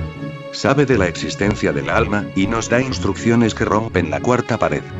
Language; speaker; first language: Spanish; native; Spanish